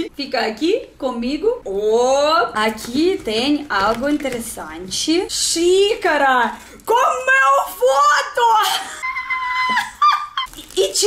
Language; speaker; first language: Portuguese; non-native, learner; Russian